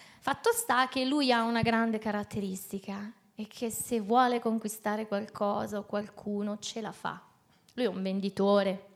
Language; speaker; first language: Italian; native; Italian